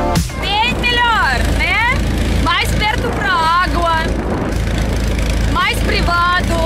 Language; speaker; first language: Portuguese; non-native, fluent; Russian